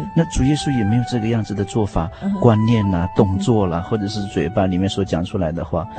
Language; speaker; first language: Chinese; non-native, local second language; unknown